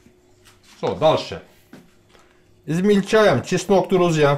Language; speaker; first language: Russian; non-native, learner; Turkish